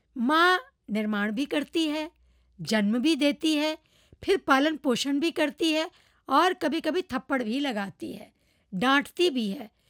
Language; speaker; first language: Hindi; non-native, local second language; Morisyen